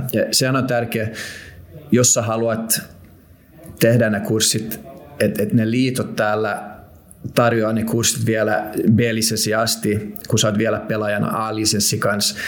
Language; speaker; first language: Finnish; non-native, local second language; Swedish